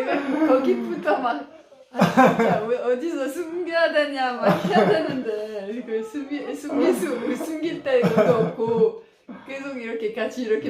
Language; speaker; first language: Korean; non-native, learner; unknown